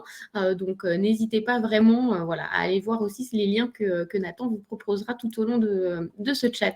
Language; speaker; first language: French; native; French